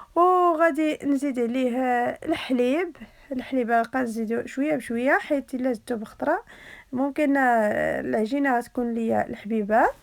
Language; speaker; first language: Arabic; native; Arabic